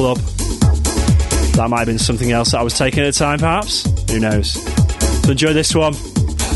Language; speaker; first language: English; native; English